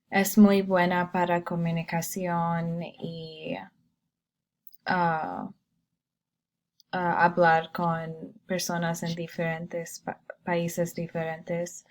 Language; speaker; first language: Spanish; non-native, learner; English